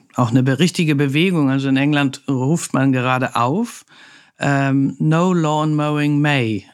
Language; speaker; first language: German; native; German